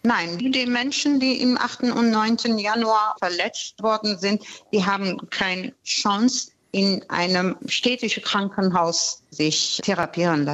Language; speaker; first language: German; non-native, fluent; Persian